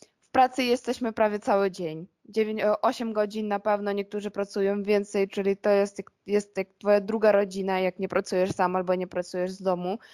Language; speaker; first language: Polish; non-native, fluent; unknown